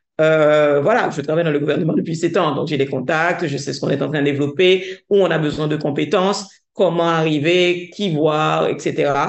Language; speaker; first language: French; non-native, local second language; Haitian Creole